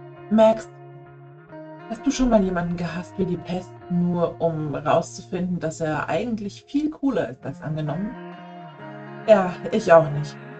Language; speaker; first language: German; native; German